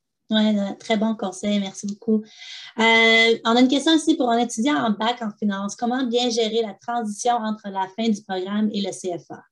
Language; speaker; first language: French; native; French